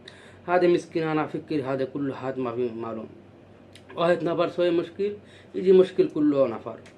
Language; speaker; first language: Arabic; non-native, learner; Bangla